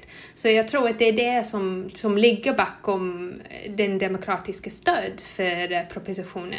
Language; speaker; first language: Swedish; non-native, fluent; English